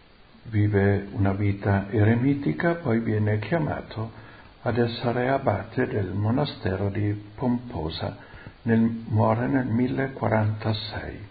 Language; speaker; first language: Italian; native; Italian